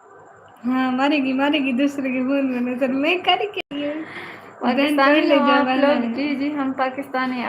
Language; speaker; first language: Urdu; non-native, local second language; Punjabi